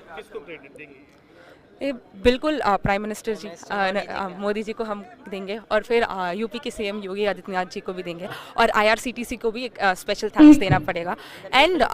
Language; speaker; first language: Hindi; non-native, local second language; Tamil